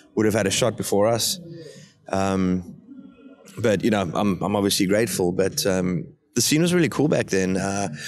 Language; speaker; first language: English; native; English